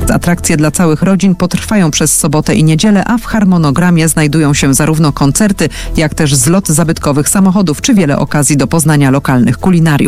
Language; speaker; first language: Polish; native; Polish